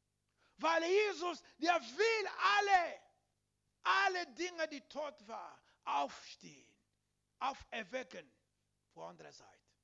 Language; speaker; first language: German; non-native, learner; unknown